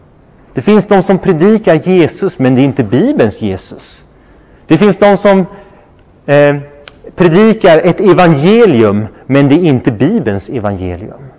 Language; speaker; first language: Swedish; non-native, fluent; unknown